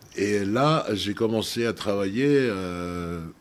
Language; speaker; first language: French; non-native, fluent; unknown